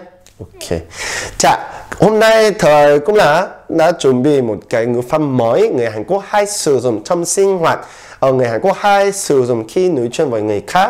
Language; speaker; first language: Vietnamese; non-native, fluent; Korean